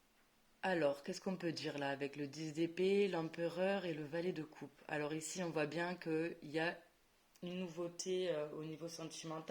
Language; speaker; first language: French; native; French